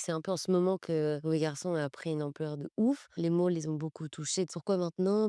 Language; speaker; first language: French; native; French